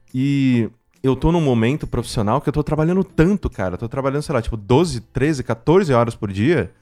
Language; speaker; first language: Portuguese; native; Portuguese